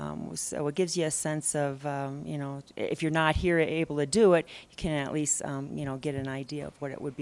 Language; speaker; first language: English; native; English